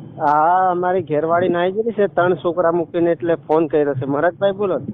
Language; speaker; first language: Gujarati; non-native, local second language; Rathawi